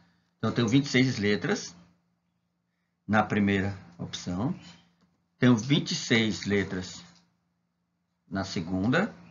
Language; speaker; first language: Portuguese; native; Portuguese